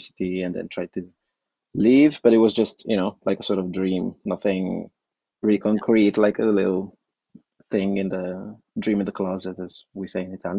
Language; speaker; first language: English; non-native, fluent; Italian